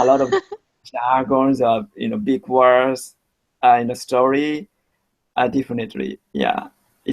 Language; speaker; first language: English; non-native, learner; Japanese